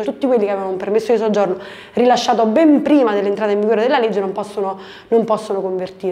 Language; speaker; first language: Italian; native; Italian